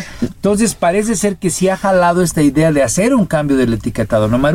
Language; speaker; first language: Spanish; native; Spanish